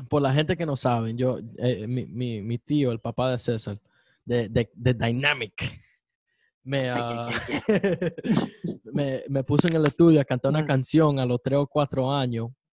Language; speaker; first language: Spanish; early bilingual, heritage; Spanish